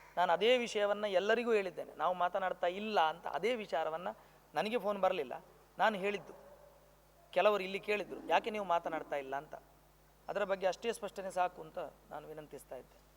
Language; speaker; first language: Kannada; non-native, local second language; Tulu